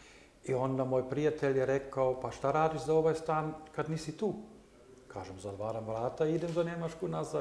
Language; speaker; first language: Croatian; non-native, learner; German